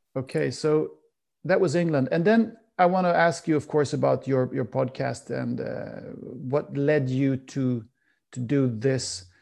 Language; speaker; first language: English; non-native, fluent; Swedish